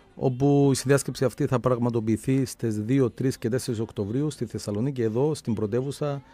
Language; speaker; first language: Greek; native; Greek